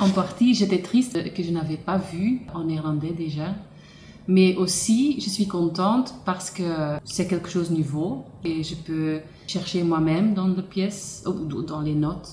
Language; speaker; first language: French; non-native, local second language; Dutch